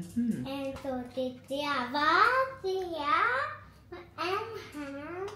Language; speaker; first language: Swedish; early bilingual, other home language; Mongolian